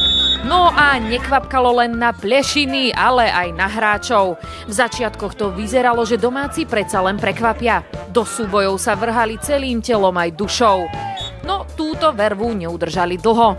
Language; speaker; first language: Slovak; native; Slovak